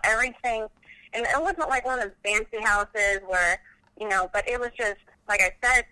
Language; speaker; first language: English; native; English